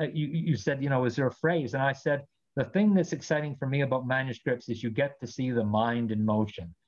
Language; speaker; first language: English; native; English